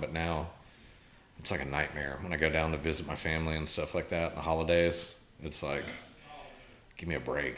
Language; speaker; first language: English; native; English